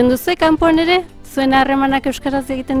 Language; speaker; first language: Basque; native; Basque